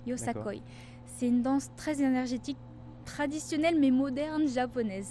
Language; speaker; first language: French; native; French